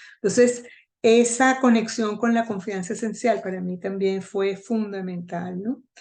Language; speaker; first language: Spanish; native; Spanish